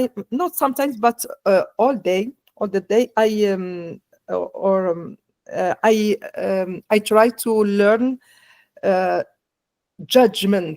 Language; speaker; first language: English; non-native, learner; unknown